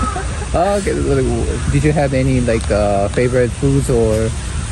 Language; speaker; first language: English; non-native, learner; Japanese